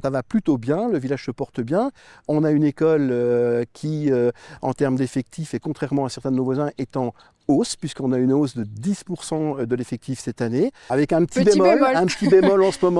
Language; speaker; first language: French; native; French